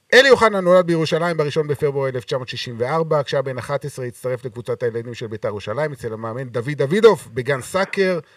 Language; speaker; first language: Hebrew; native; Hebrew